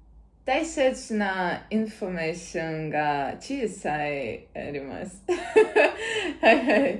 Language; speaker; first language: Japanese; non-native, learner; Russian